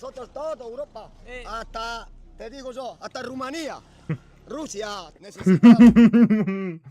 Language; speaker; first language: Spanish; non-native, learner; Arabic